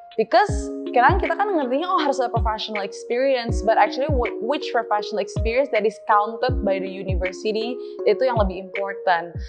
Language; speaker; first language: English; non-native, fluent; Indonesian